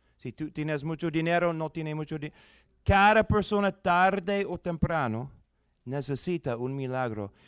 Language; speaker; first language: Spanish; non-native, fluent; English